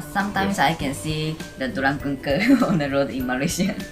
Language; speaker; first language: English; non-native, fluent; Japanese